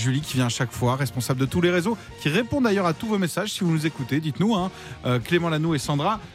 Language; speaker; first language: French; native; French